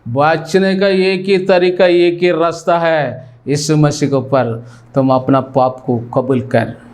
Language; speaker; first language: Hindi; non-native, local second language; Telugu